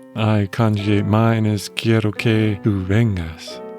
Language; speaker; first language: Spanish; non-native, fluent; English